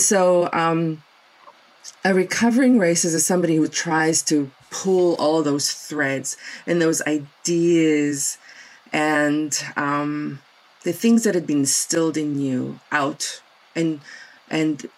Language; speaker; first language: English; non-native, local second language; Afrikaans